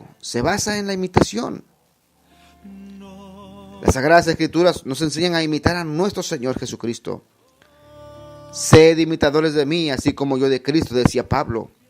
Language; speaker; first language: Spanish; native; Spanish